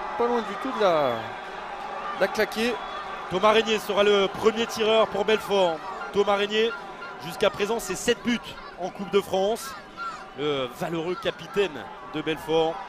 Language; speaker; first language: French; native; French